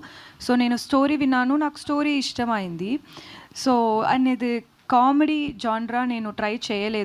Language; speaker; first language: Telugu; non-native, learner; Tamil